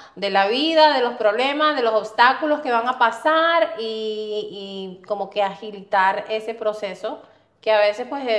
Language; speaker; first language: Spanish; early bilingual, heritage; Spanish